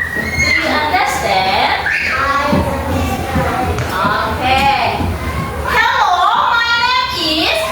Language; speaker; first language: English; non-native, learner; Indonesian